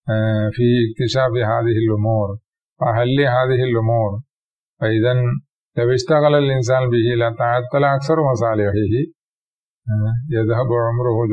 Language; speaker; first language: Arabic; non-native, fluent; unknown